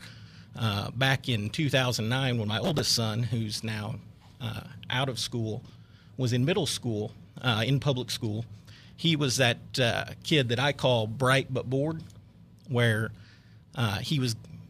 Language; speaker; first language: English; native; English